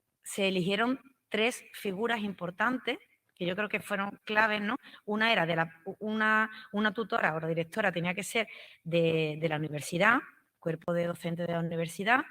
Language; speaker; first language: Spanish; native; Spanish